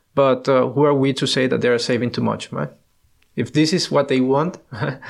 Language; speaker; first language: English; non-native, fluent; Spanish